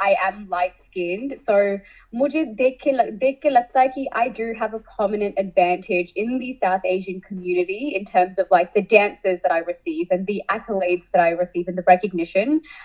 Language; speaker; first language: Hindi; early bilingual, heritage; Hindi